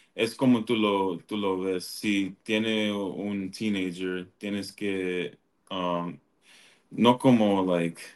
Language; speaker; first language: Spanish; early bilingual, other home language; English